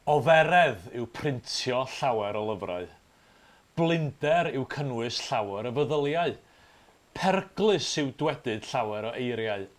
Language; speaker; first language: Welsh; native; Welsh